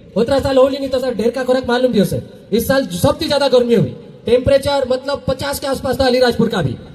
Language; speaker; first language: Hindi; non-native, local second language; Bhili